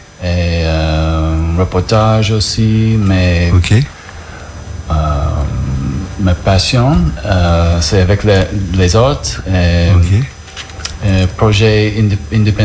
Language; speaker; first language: French; non-native, learner; English